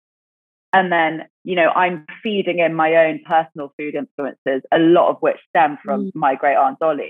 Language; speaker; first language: English; native; English